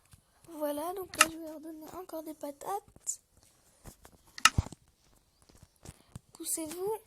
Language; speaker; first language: French; native; French